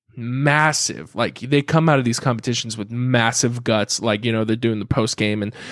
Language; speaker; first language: English; native; English